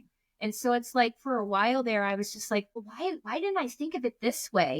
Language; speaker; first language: English; native; English